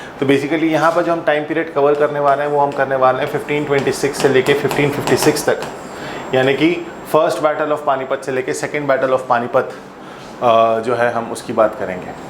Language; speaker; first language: Hindi; native; Hindi